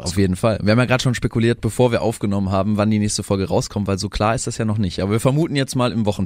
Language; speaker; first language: German; native; German